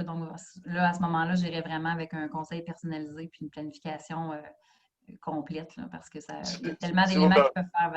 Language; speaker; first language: French; native; French